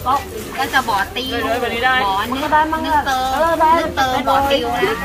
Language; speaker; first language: Vietnamese; early bilingual, heritage; Vietnamese